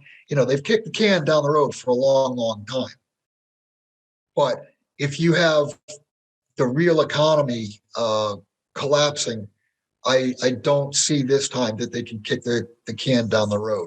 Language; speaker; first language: English; native; English